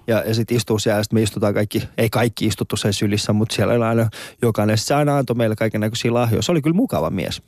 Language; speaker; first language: Finnish; non-native, fluent; Persian